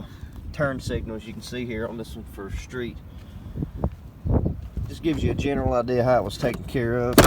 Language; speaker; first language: English; native; English